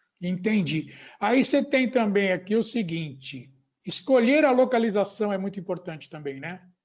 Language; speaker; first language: Portuguese; native; Portuguese